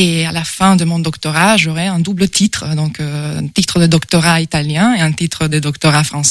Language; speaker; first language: French; non-native, fluent; Italian